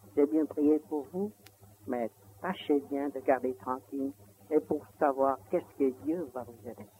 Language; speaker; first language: French; non-native, learner; Vietnamese